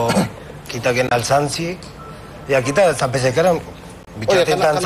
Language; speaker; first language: Indonesian; non-native, fluent; Spanish